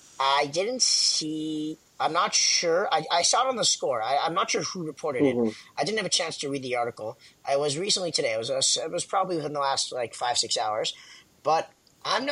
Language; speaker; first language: English; native; English